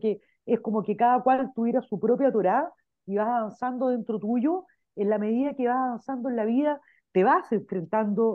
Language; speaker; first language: Spanish; native; Spanish